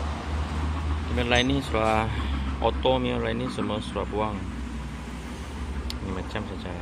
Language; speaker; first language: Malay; non-native, local second language; Chinese